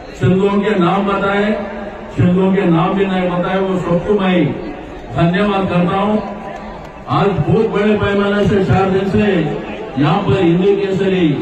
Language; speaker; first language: Hindi; non-native, local second language; Telugu